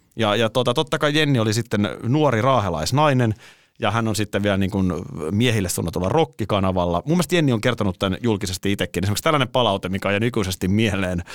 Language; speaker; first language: Finnish; native; Finnish